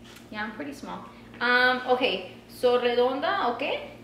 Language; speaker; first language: English; early bilingual, other home language; Spanish